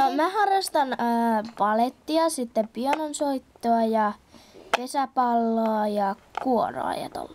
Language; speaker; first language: Finnish; native; Finnish